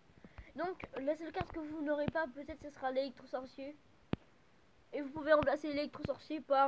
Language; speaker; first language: French; native; French